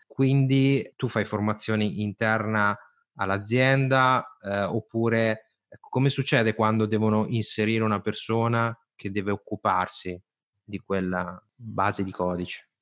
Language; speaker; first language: Italian; native; Italian